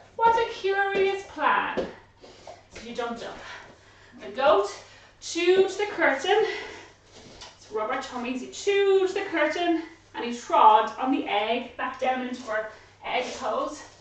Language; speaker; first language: English; native; English